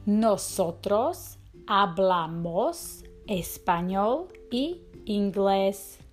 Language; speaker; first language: Spanish; non-native, fluent; Slovak